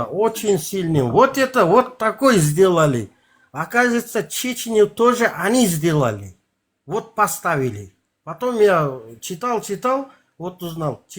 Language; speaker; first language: Russian; non-native, local second language; Kazakh